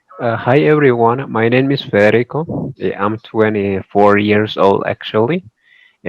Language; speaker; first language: English; non-native, learner; Spanish